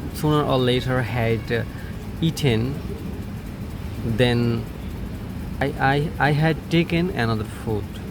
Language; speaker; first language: English; non-native, learner; Bangla